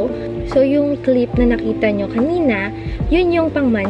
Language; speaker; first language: Filipino; native; Filipino